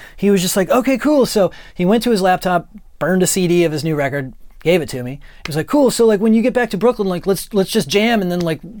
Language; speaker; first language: English; native; English